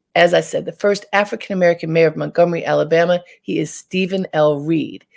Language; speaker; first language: English; native; English